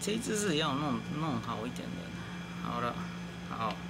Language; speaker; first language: Chinese; non-native, learner; Japanese